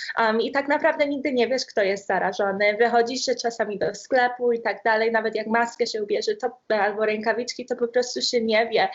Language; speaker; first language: Polish; early bilingual, heritage; Polish